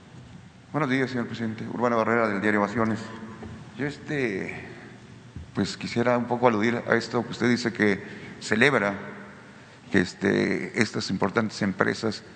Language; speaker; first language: Spanish; native; Spanish